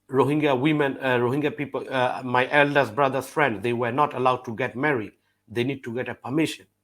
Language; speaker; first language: English; non-native, fluent; Burmese